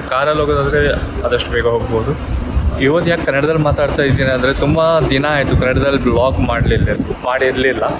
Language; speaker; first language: Kannada; non-native, local second language; Konkani